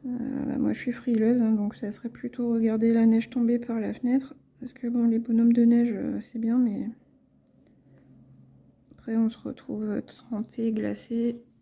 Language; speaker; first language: French; native; French